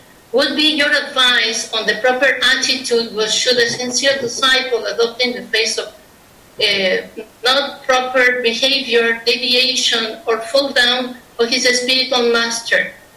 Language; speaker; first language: English; non-native, fluent; Spanish